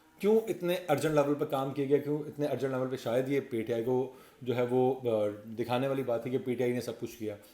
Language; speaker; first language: Urdu; non-native, local second language; Punjabi